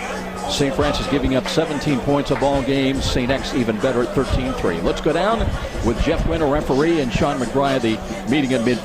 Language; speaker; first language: English; native; English